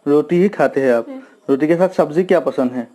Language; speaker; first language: Hindi; non-native, local second language; Assamese